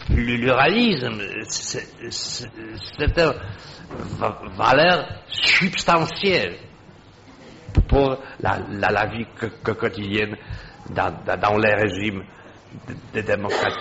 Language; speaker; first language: French; non-native, fluent; Polish